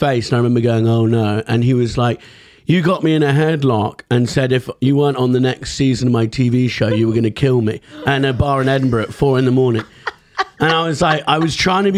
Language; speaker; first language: English; native; English